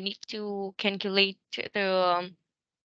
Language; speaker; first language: English; non-native, learner; Vietnamese